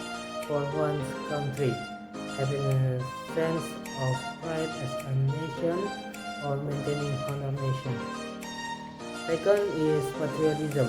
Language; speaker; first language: English; non-native, learner; Indonesian